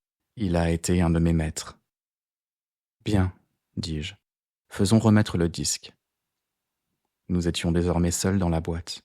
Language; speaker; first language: French; native; French